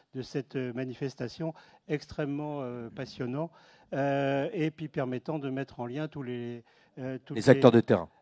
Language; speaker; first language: French; native; French